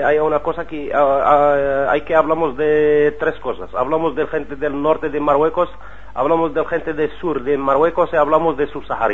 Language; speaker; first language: Spanish; non-native, learner; Arabic